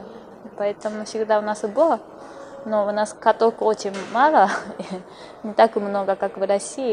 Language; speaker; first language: Russian; non-native, fluent; Japanese